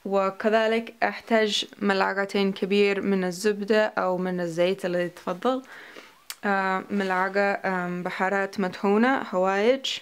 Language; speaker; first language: Arabic; non-native, learner; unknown